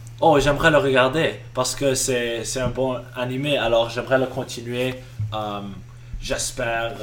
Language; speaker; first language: French; non-native, local second language; English